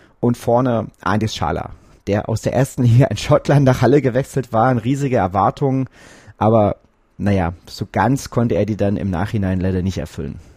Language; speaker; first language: German; native; German